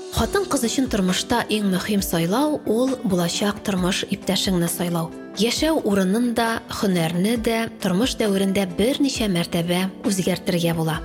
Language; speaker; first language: Tatar; native; Tatar